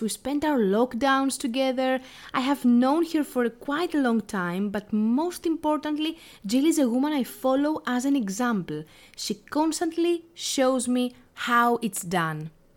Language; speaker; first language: English; non-native, fluent; Greek